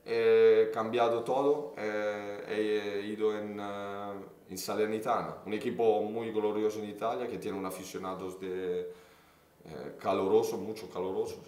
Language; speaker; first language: Spanish; non-native, fluent; Italian